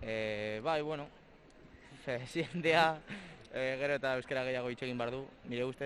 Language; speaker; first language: Basque; non-native, local second language; Spanish